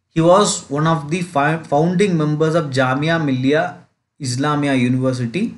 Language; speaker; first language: English; non-native, local second language; Tamil